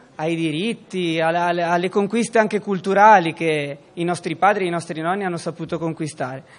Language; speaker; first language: Italian; native; Italian